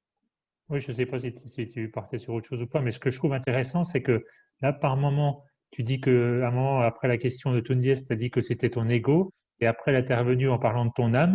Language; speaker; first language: French; native; French